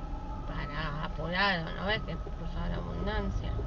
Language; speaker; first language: Spanish; native; Spanish